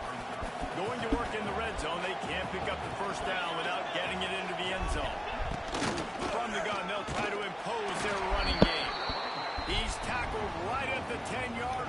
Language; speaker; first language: English; native; English